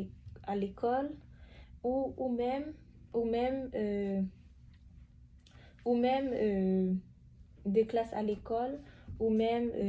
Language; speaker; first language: French; native; French